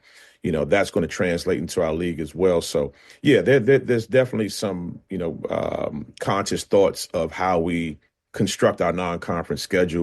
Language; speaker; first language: English; native; English